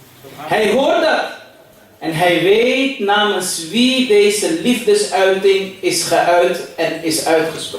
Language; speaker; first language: Dutch; early bilingual, other home language; Urdu